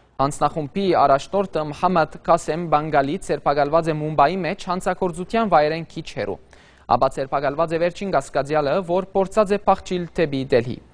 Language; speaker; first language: Armenian; early bilingual, heritage; Armenian